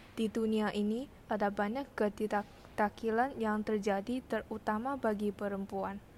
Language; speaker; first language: Indonesian; non-native, learner; Chinese